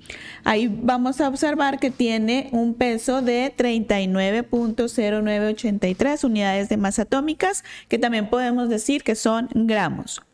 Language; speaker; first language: Spanish; native; Spanish